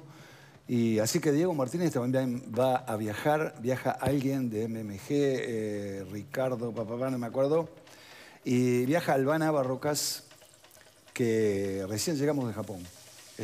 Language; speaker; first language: Spanish; native; Spanish